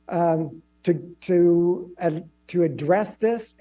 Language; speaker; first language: English; native; English